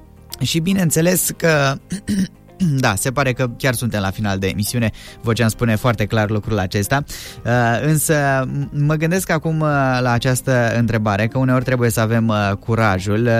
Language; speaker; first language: Romanian; native; Romanian